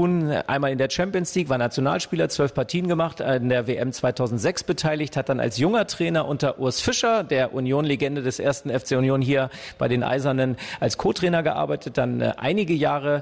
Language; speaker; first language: German; native; German